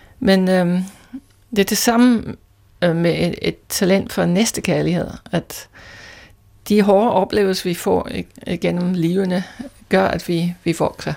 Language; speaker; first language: Danish; non-native, fluent; English